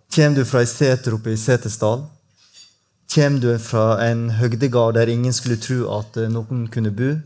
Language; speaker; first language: Norwegian; native; Norwegian